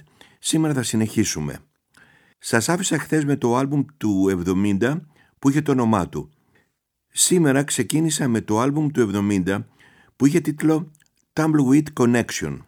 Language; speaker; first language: Greek; native; Greek